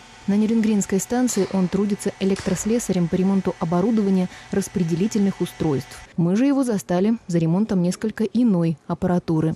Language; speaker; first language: Russian; native; Russian